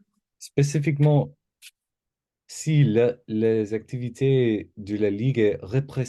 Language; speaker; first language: French; non-native, learner; English